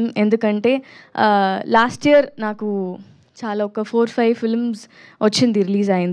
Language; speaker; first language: Telugu; non-native, learner; Tamil